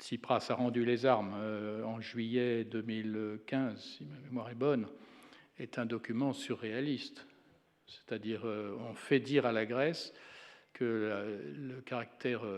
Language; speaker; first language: French; native; French